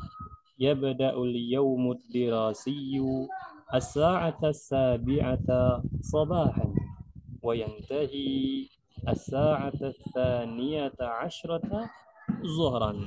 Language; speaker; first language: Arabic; non-native, fluent; Indonesian